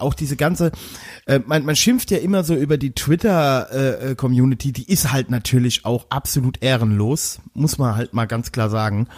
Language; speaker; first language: German; native; German